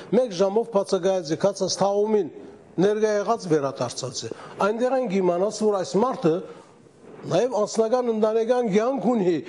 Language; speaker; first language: Armenian; early bilingual, heritage; Armenian